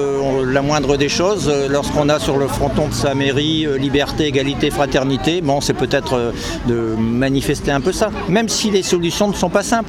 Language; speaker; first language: French; native; French